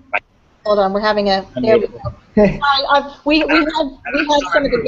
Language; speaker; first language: English; native; English